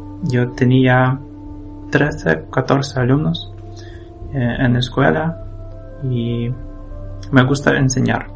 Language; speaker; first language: Spanish; non-native, learner; Ukrainian